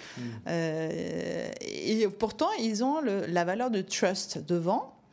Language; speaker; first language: French; non-native, fluent; Norwegian